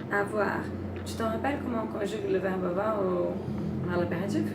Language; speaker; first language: French; non-native, fluent; Portuguese